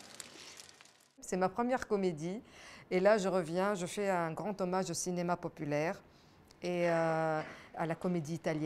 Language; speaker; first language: French; non-native, local second language; Arabic